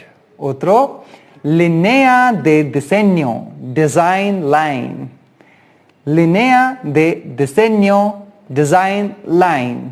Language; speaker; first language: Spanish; non-native, learner; Hindi